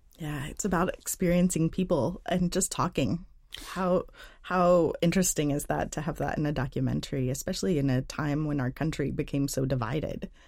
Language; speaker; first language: English; native; English